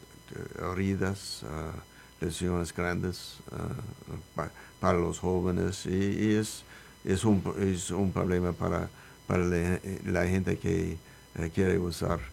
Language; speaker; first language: Spanish; non-native, learner; English